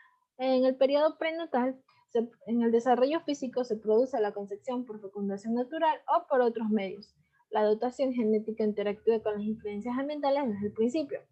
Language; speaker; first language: Spanish; native; Spanish